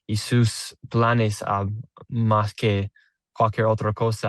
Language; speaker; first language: Spanish; non-native, learner; English